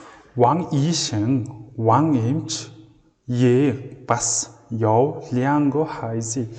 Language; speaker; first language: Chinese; non-native, learner; Mongolian